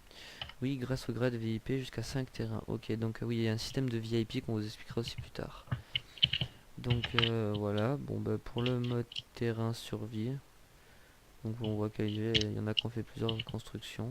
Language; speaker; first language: French; native; French